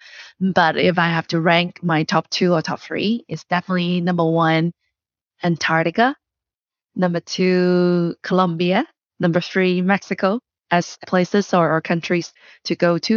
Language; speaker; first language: English; non-native, fluent; Chinese